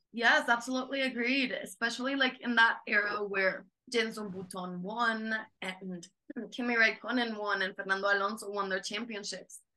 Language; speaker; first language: English; non-native, fluent; Spanish